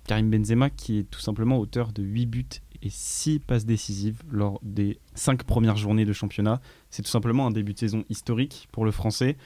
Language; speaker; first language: French; native; French